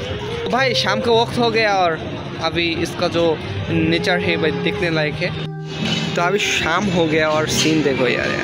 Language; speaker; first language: Hindi; non-native, learner; Bangla